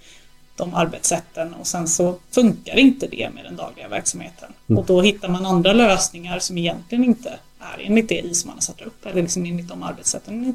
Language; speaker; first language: Swedish; native; Swedish